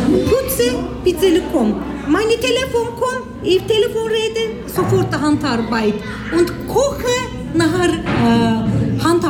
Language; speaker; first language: German; non-native, learner; Turkish